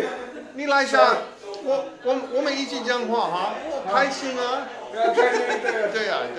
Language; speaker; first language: Chinese; non-native, learner; English